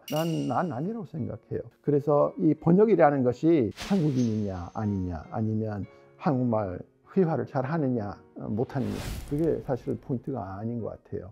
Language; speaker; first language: Korean; non-native, fluent; English